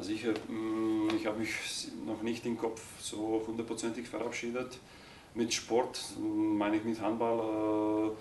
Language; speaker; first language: German; non-native, learner; Croatian